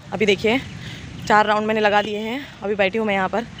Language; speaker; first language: Hindi; non-native, local second language; Urdu